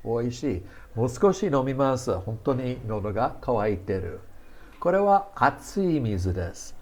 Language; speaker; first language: Japanese; non-native, fluent; English